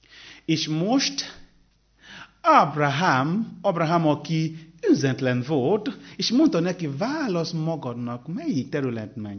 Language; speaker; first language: Hungarian; non-native, learner; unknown